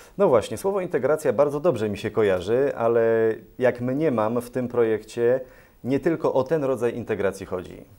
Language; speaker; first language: Polish; native; Polish